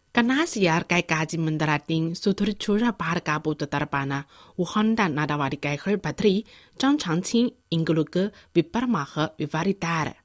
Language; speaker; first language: Tamil; non-native, fluent; Chinese